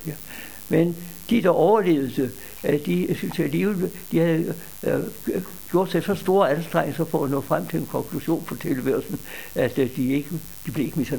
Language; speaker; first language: Danish; native; Danish